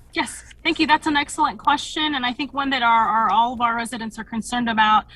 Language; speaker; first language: English; early bilingual, other home language; Spanish